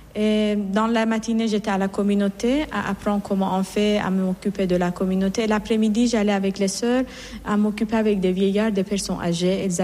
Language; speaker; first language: French; non-native, fluent; Persian